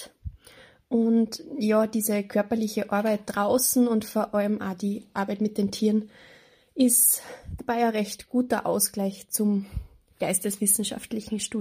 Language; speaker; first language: German; native; German